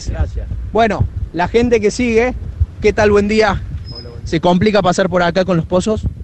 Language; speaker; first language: Spanish; native; Spanish